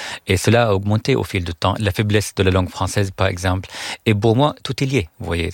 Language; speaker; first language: French; non-native, fluent; Arabic